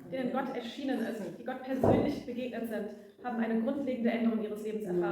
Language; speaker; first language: German; native; German